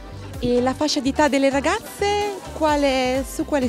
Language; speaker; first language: Italian; native; Italian